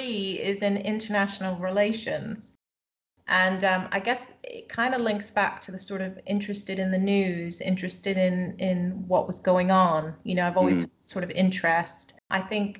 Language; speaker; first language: English; native; English